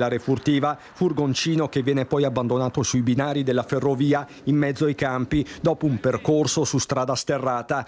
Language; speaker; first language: Italian; native; Italian